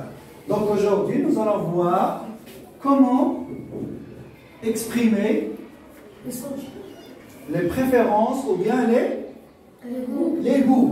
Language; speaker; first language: French; non-native, local second language; Arabic